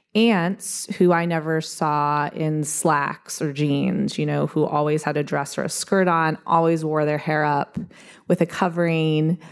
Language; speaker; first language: English; native; English